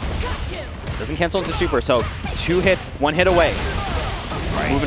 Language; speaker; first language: English; native; English